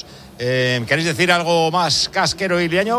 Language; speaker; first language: Spanish; native; Spanish